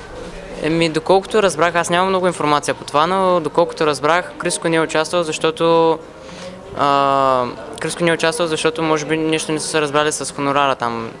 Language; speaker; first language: Bulgarian; native; Bulgarian